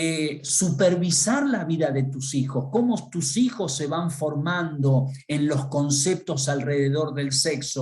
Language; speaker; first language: Spanish; native; Spanish